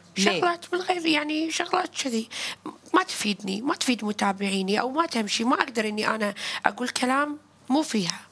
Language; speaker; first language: Arabic; native; Arabic